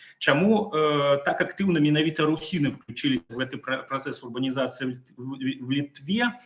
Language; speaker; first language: Belarusian; non-native, local second language; Russian